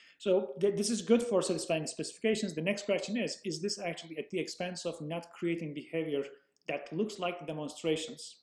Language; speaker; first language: English; non-native, fluent; Turkish